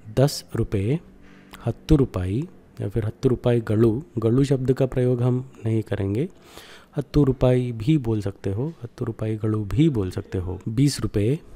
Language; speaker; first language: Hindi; non-native, local second language; Kannada